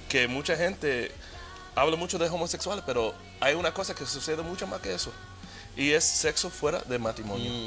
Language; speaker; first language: Spanish; early bilingual, heritage; Spanish